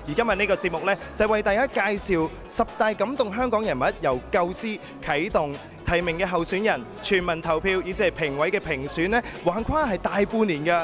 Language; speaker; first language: Cantonese; native; Cantonese